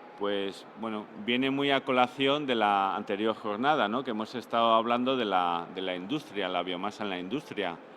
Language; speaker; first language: Spanish; native; Spanish